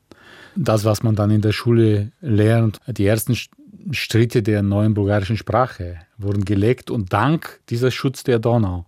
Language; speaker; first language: German; non-native, fluent; Bulgarian